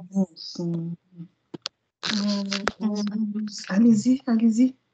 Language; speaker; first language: French; native; French